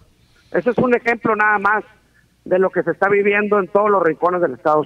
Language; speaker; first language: Spanish; native; Spanish